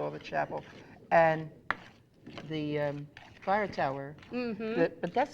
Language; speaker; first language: English; native; English